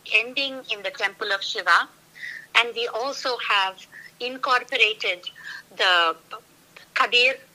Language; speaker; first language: English; non-native, local second language; Tamil